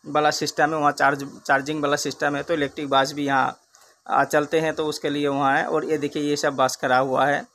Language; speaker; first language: Hindi; non-native, local second language; Bangla